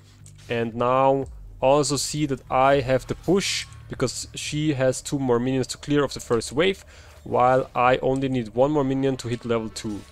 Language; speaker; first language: English; non-native, fluent; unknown